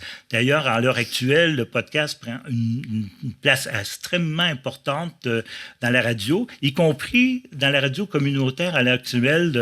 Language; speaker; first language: French; native; French